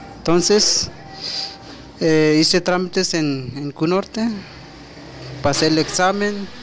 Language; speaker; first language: Spanish; non-native, local second language; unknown